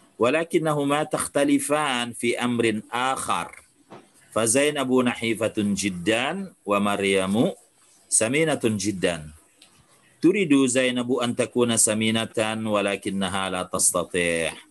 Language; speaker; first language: Arabic; non-native, fluent; Indonesian